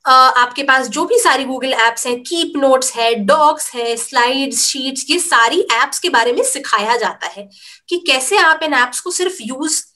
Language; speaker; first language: Hindi; native; Hindi